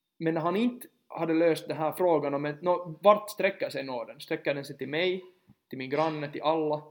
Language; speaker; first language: Swedish; native; Swedish